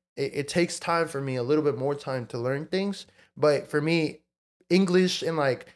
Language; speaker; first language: English; early bilingual, other home language; Spanish